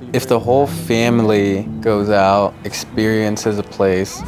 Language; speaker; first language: English; native; English